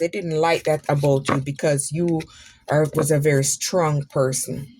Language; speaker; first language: English; native; English